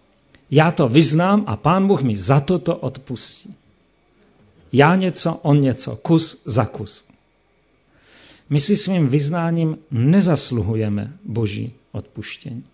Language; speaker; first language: Czech; native; Czech